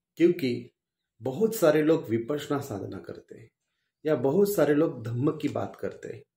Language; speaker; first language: Hindi; non-native, local second language; Marathi